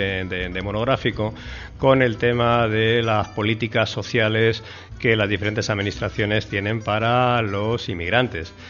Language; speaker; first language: Spanish; native; Spanish